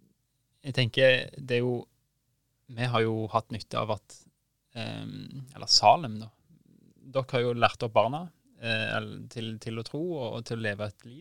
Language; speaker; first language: Norwegian; native; Norwegian